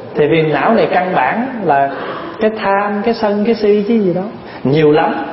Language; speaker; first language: Vietnamese; early bilingual, heritage; Vietnamese